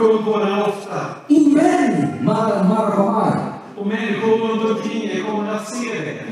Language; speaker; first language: Swedish; non-native, fluent; Swahili